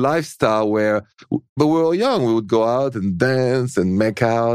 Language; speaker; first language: English; non-native, fluent; French